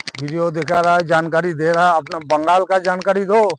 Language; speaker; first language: Hindi; non-native, local second language; Bangla